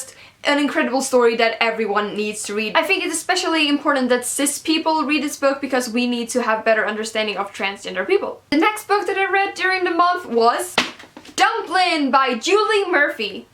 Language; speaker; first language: English; non-native, fluent; Swedish